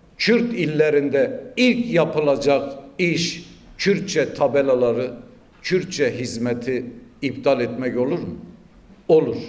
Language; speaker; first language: Turkish; native; Turkish